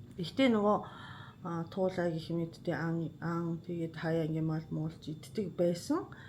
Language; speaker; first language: Mongolian; non-native, fluent; Japanese